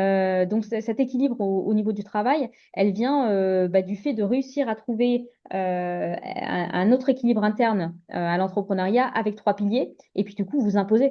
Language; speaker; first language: French; native; French